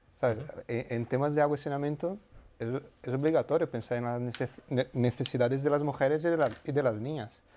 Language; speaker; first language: Spanish; non-native, fluent; Portuguese